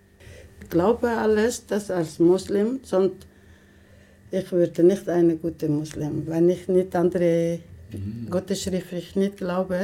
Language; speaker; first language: German; non-native, learner; Somali